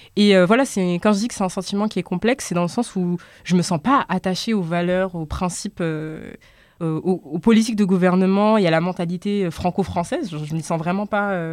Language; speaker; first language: French; early bilingual, other home language; Lingala